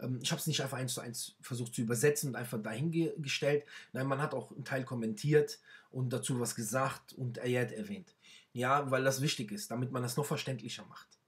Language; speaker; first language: German; non-native, fluent; Arabic